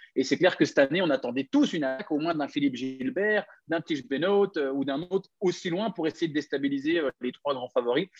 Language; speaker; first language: French; native; French